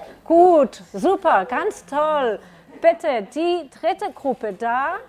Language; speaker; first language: German; non-native, learner; Catalan